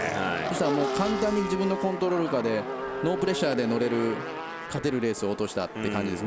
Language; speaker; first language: Japanese; native; Japanese